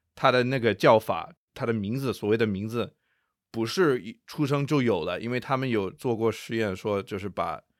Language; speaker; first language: Chinese; native; Chinese